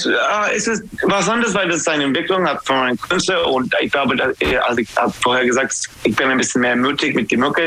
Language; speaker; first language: German; non-native, learner; English